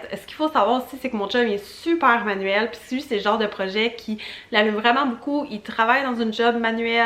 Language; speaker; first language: French; native; French